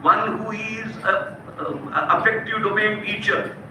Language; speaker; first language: English; non-native, local second language; Hindi